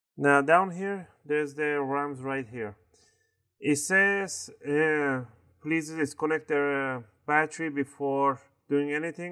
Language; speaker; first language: English; non-native, fluent; Spanish